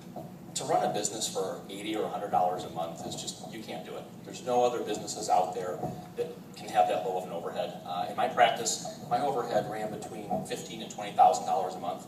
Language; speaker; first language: English; native; English